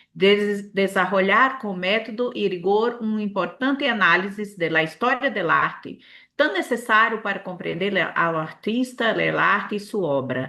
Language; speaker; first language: Spanish; non-native, learner; Portuguese